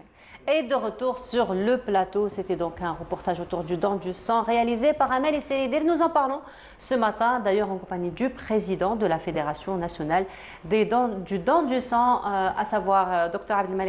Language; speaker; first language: French; native; French